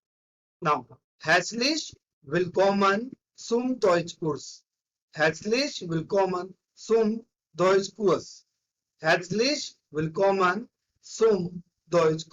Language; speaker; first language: German; non-native, fluent; Hindi